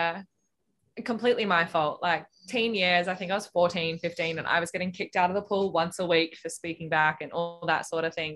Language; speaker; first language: English; native; English